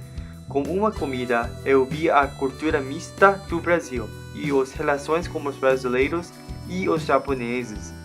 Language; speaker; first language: Portuguese; non-native, learner; English